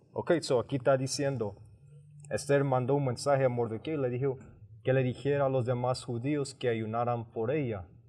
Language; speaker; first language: Spanish; early bilingual, heritage; Spanish